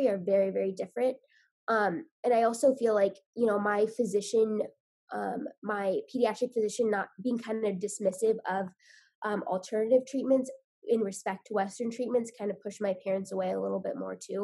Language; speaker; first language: English; native; English